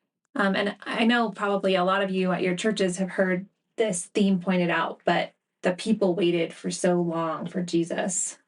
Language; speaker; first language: English; native; English